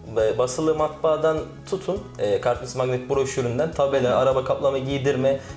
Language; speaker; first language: Turkish; native; Turkish